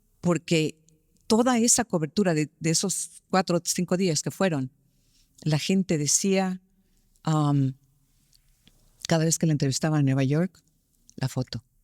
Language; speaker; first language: Spanish; early bilingual, heritage; Spanish